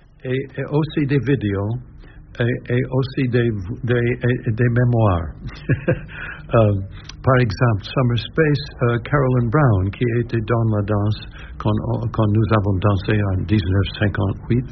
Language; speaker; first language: French; non-native, learner; English